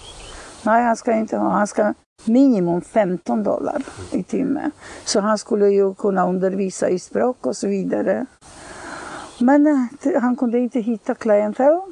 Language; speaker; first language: Swedish; non-native, fluent; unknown